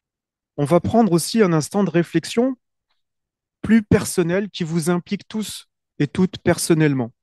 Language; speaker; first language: French; native; French